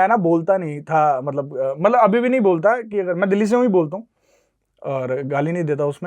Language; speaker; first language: Hindi; native; Hindi